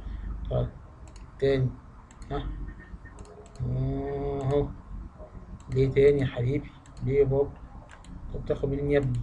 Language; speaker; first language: Arabic; native; Arabic